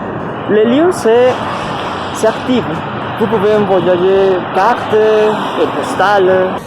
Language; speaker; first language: French; non-native, learner; Spanish